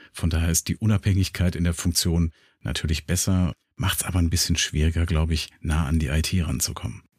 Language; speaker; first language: German; native; German